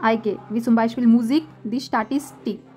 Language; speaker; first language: German; non-native, learner; Hindi